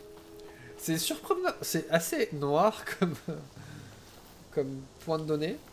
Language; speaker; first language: French; native; French